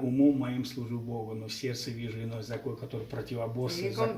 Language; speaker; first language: Russian; native; Russian